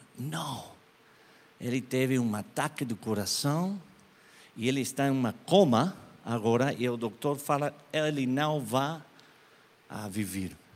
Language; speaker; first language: Portuguese; non-native, learner; Spanish